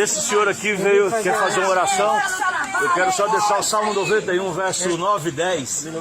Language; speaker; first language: Portuguese; native; Portuguese